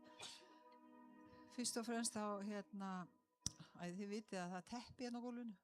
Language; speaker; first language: Icelandic; native; Icelandic